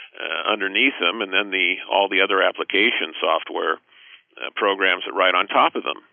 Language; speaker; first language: English; native; English